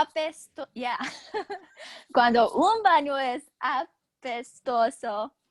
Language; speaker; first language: Spanish; non-native, learner; English